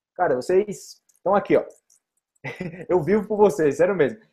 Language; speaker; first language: Portuguese; native; Portuguese